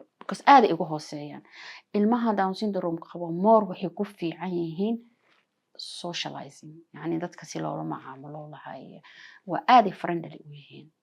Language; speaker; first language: Somali; early bilingual, heritage; Somali